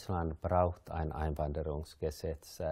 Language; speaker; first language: German; non-native, fluent; Finnish